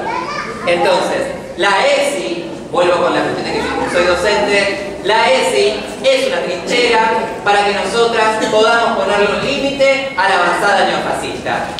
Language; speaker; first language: Spanish; native; Spanish